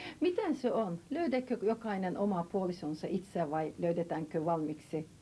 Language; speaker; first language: Finnish; non-native, fluent; Turkish